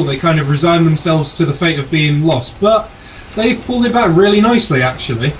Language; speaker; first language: English; native; English